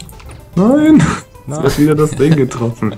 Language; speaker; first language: German; native; German